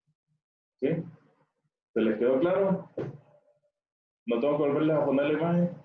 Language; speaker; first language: Spanish; native; Spanish